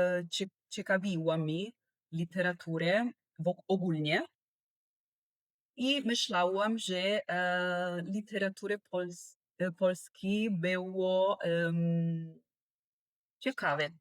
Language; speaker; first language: Polish; non-native, learner; Italian